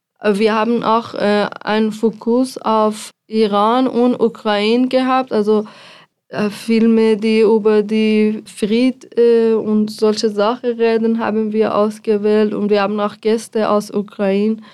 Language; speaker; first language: German; non-native, fluent; Persian